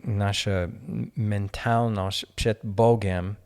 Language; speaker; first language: Polish; non-native, learner; English